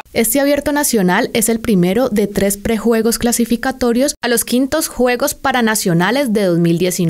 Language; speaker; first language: Spanish; native; Spanish